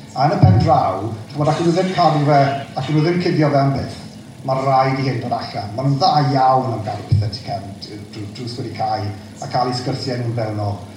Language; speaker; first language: Welsh; native; Welsh